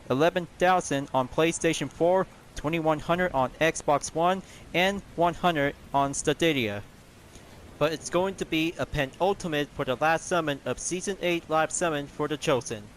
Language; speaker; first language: English; non-native, fluent; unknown